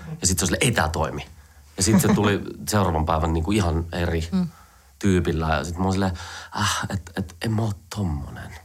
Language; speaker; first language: Finnish; native; Finnish